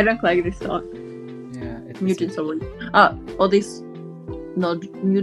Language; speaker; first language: English; non-native, learner; Russian